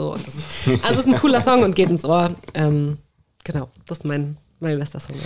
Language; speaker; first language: German; native; German